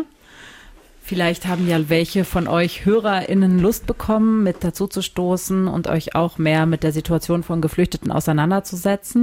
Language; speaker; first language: German; native; German